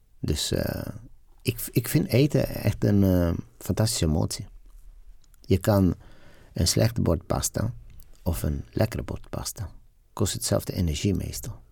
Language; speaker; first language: Dutch; non-native, fluent; Italian